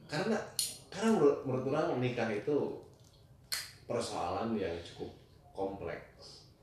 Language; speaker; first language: Indonesian; native; Indonesian